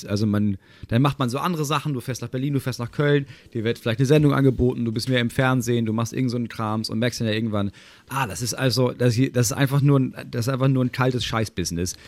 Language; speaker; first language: German; native; German